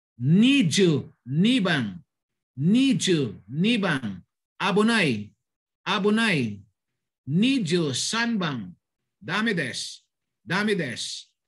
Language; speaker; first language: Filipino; native; Filipino